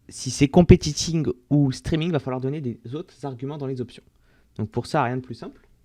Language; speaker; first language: French; native; French